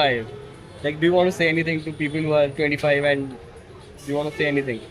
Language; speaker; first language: English; non-native, fluent; Hindi